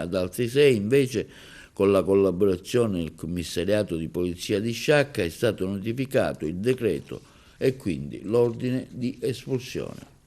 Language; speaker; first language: Italian; native; Italian